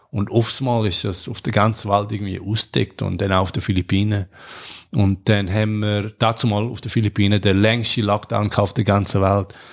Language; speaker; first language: German; native; German